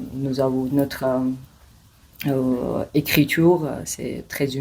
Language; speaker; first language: French; non-native, learner; Georgian